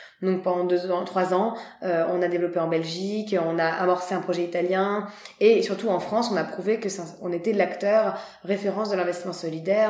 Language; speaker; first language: French; native; French